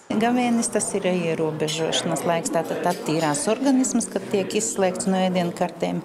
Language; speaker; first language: Latvian; non-native, local second language; Russian